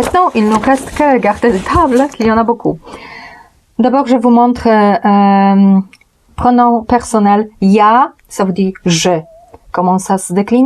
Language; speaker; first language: French; non-native, fluent; Polish